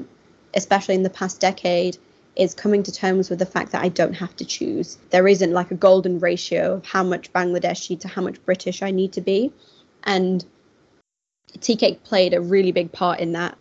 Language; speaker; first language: English; native; English